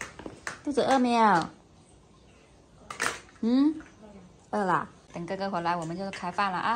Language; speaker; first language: Chinese; native; Chinese